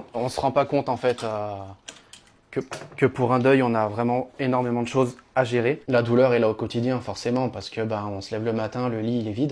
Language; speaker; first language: French; native; French